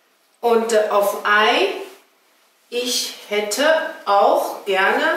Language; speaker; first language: German; non-native, fluent; Chinese